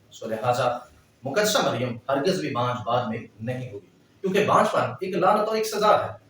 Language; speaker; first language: Urdu; non-native, local second language; Punjabi